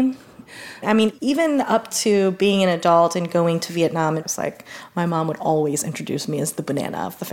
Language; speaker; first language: English; native; English